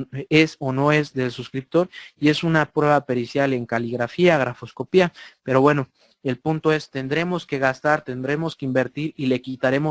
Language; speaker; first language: Spanish; native; Spanish